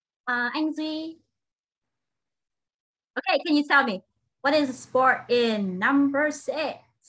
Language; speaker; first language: English; non-native, fluent; Vietnamese